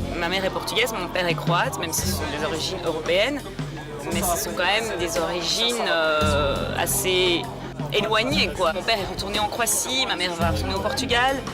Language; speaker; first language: French; early bilingual, other home language; Portuguese